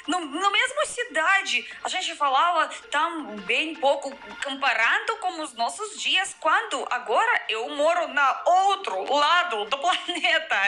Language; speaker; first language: Portuguese; non-native, fluent; Russian